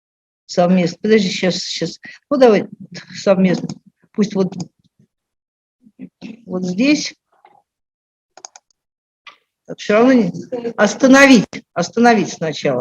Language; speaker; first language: Russian; native; Russian